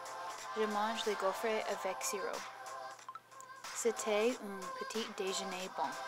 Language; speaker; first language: French; non-native, learner; English